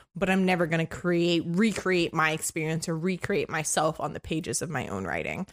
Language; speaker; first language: English; early bilingual, other home language; French